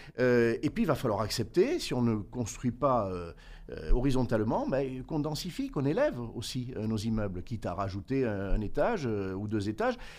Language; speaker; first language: French; native; French